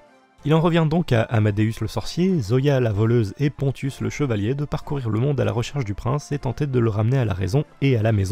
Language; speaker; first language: French; native; French